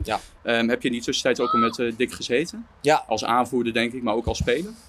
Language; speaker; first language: Dutch; native; Dutch